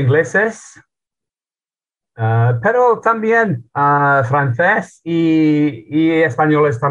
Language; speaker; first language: Spanish; non-native, learner; English